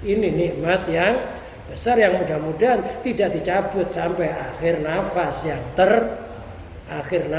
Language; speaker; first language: Indonesian; native; Indonesian